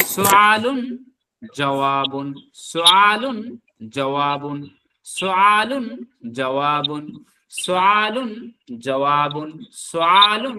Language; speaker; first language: Arabic; non-native, fluent; Bangla